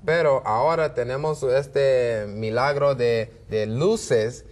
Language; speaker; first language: Spanish; non-native, learner; English